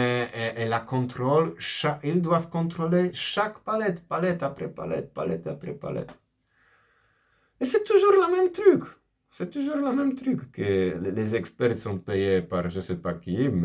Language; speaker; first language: French; non-native, fluent; Polish